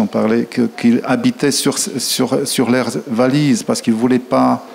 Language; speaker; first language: French; non-native, fluent; Polish